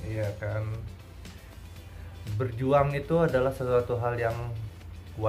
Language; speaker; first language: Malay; non-native, local second language; Sundanese